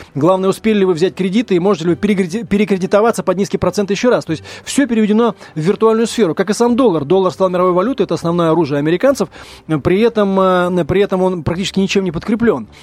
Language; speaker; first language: Russian; native; Russian